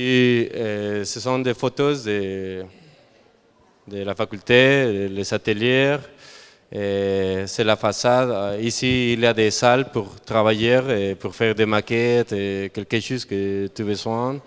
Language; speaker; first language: French; non-native, learner; Spanish